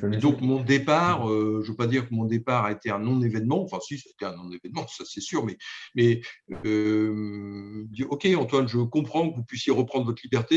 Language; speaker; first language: French; native; French